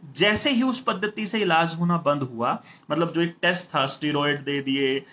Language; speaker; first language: Hindi; native; Hindi